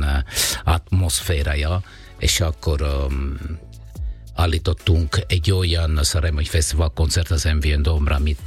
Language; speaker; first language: Hungarian; non-native, fluent; Italian